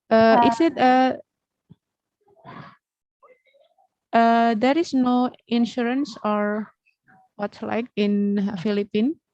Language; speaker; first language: English; non-native, learner; Indonesian